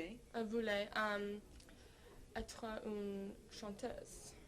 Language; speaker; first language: French; non-native, learner; English